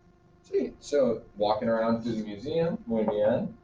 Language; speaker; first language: Spanish; non-native, fluent; English